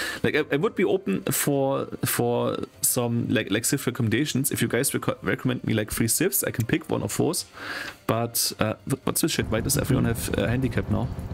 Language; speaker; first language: English; non-native, fluent; German